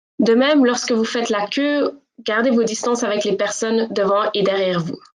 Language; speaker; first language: French; native; French